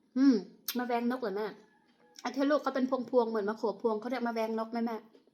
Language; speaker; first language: Thai; non-native, local second language; Khmer